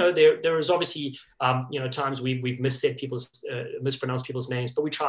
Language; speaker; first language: English; native; English